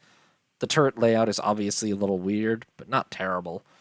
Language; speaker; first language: English; native; English